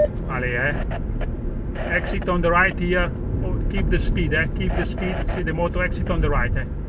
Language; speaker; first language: English; non-native, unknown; Italian